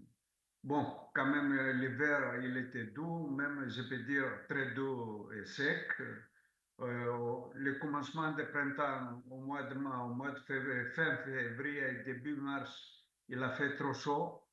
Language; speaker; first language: French; non-native, fluent; Greek